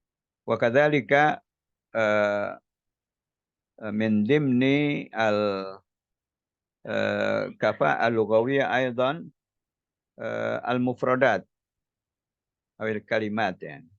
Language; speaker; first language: Arabic; non-native, fluent; Indonesian